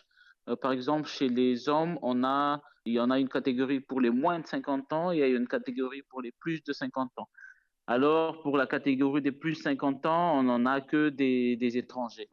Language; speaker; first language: French; non-native, local second language; Malagasy